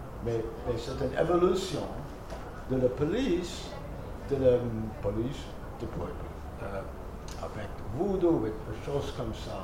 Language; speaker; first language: French; non-native, fluent; English